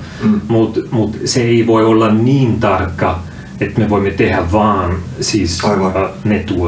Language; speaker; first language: Finnish; non-native, fluent; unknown